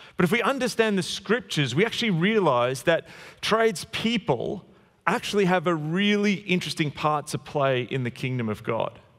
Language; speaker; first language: English; native; English